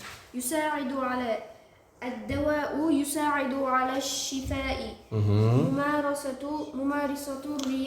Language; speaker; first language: Arabic; non-native, learner; Uzbek